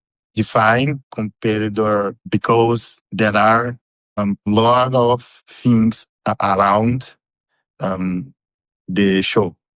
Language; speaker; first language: English; non-native, learner; Portuguese